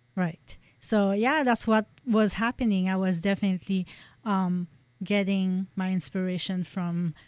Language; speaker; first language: English; non-native, fluent; French